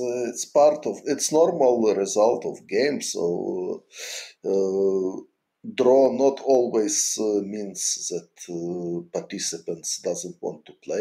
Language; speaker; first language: English; non-native, fluent; Ukrainian